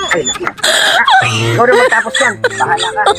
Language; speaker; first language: Filipino; non-native, local second language; Waray